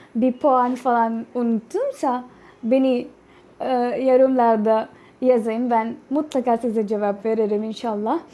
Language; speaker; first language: Turkish; non-native, fluent; Urdu